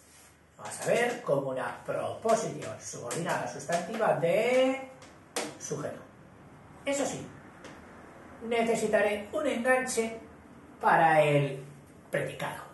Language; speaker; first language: Spanish; native; Spanish